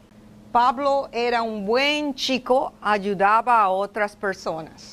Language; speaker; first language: Spanish; non-native, fluent; English